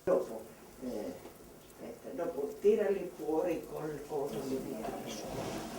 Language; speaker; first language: Italian; non-native, local second language; Slovenian